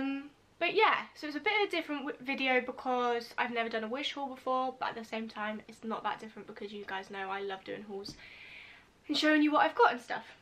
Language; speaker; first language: English; native; English